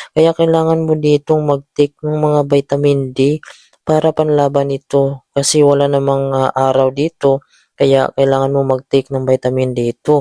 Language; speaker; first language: Filipino; native; Filipino